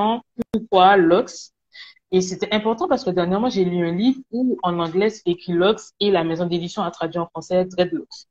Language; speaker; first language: French; native; French